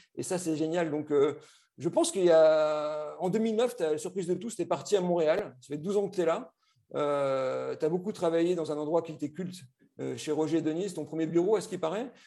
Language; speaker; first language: French; native; French